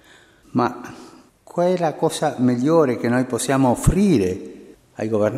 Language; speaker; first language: Italian; non-native, fluent; Spanish